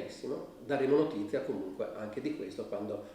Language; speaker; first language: Italian; native; Italian